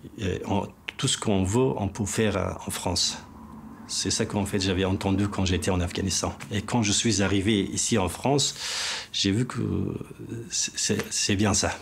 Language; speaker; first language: French; non-native, fluent; Persian